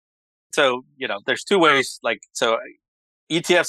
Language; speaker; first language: English; native; English